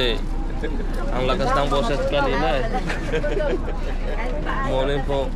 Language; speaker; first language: Filipino; non-native, fluent; Indonesian